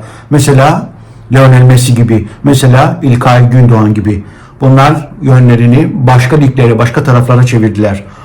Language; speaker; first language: Turkish; native; Turkish